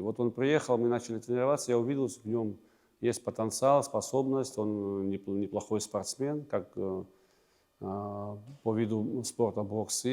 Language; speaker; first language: Russian; native; Russian